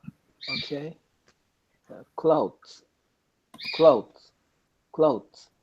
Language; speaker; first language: English; non-native, learner; Persian